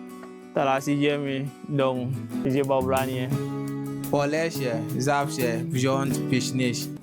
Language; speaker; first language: Polish; non-native, learner; English